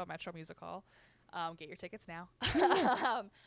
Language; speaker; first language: English; native; English